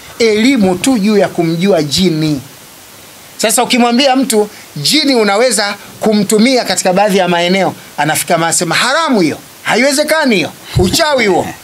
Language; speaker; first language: Swahili; native; Swahili